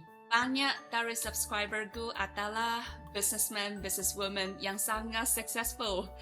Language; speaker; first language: Indonesian; non-native, fluent; Chinese